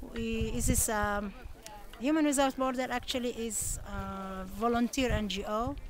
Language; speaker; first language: English; non-native, learner; Arabic